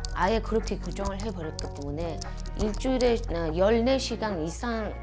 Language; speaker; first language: Korean; non-native, fluent; Mongolian